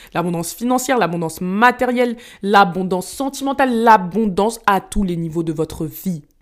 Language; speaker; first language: French; early bilingual, other home language; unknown